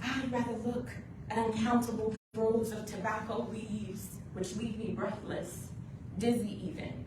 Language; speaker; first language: English; native; English